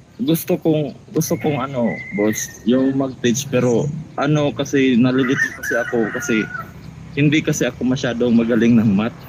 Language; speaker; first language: Filipino; non-native, local second language; Cebuano